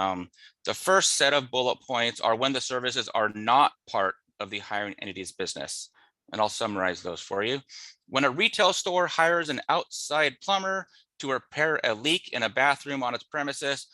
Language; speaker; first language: English; native; English